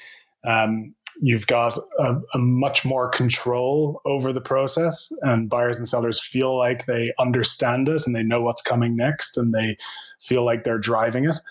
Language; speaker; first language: English; native; English